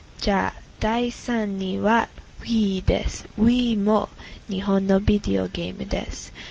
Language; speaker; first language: Japanese; non-native, learner; English